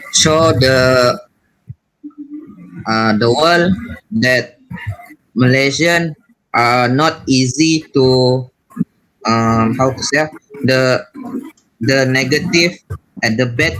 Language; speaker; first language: English; non-native, learner; Malay